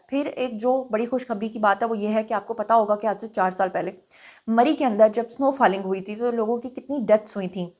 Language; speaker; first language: Urdu; non-native, local second language; Punjabi